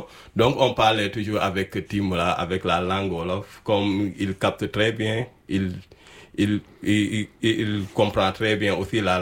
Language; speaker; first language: French; non-native, local second language; Wolof